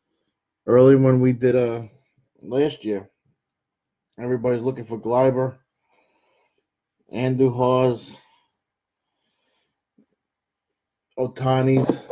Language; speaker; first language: English; native; English